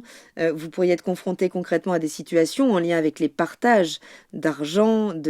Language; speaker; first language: French; native; French